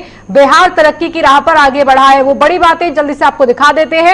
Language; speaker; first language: Hindi; native; Hindi